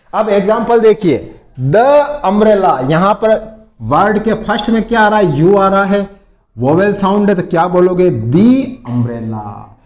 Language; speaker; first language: Hindi; native; Hindi